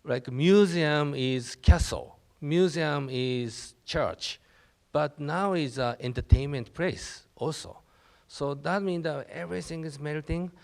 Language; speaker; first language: English; non-native, learner; Japanese